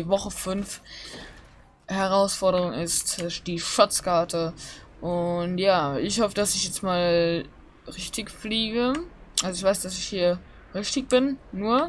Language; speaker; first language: German; native; German